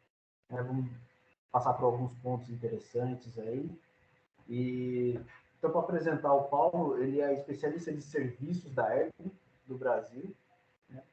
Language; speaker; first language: Portuguese; native; Portuguese